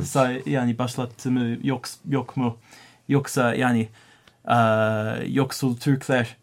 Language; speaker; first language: Turkish; non-native, learner; English